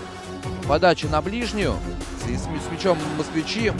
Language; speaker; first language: Russian; native; Russian